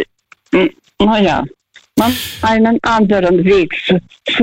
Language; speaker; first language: German; early bilingual, heritage; Russian